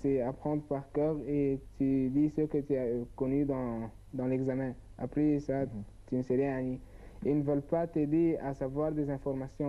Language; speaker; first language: French; non-native, learner; Arabic